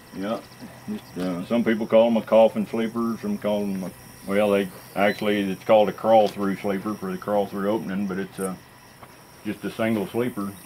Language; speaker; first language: English; native; English